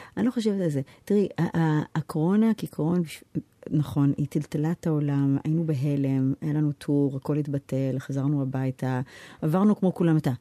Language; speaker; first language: Hebrew; early bilingual, heritage; Hebrew